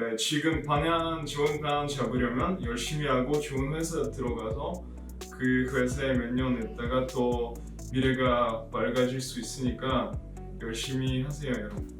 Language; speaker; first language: Korean; non-native, fluent; Russian